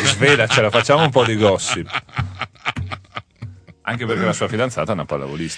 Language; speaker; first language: Italian; native; Italian